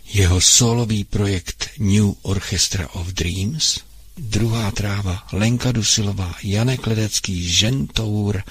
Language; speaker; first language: Czech; native; Czech